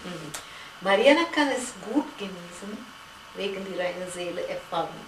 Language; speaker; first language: German; non-native, fluent; Gujarati